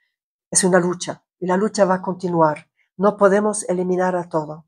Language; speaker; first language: Spanish; non-native, fluent; Croatian